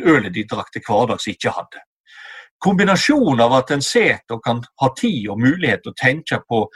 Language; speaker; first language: Norwegian; native; Norwegian